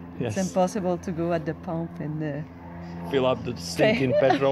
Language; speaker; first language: English; non-native, local second language; French